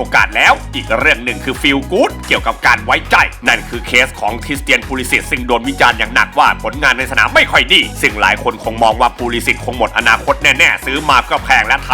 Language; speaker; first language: Thai; native; Thai